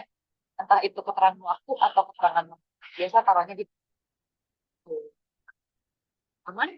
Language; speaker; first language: Indonesian; native; Indonesian